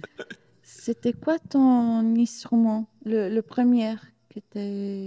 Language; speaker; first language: French; non-native, learner; Italian